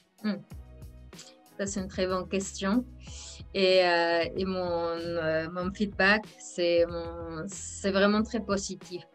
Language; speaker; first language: French; non-native, fluent; Spanish